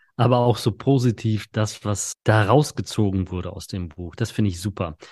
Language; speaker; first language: German; early bilingual, other home language; Polish